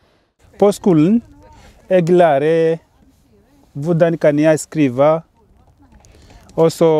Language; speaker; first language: Norwegian; non-native, learner; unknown